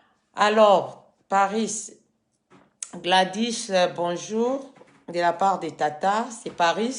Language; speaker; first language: French; non-native, fluent; Lingala